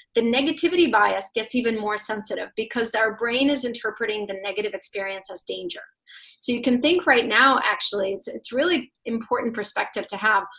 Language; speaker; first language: English; non-native, fluent; Russian